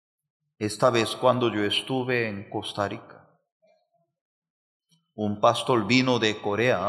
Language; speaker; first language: Spanish; non-native, fluent; Korean